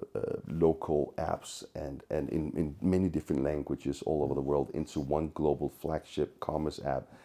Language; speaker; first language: English; non-native, fluent; Danish